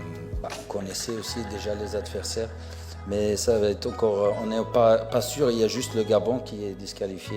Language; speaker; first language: French; non-native, fluent; Arabic